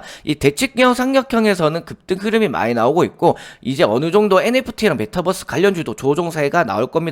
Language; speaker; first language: Korean; native; Korean